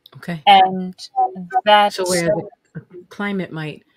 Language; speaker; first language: English; native; English